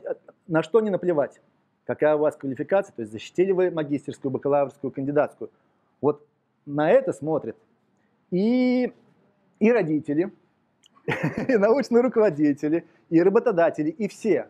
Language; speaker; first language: Russian; native; Russian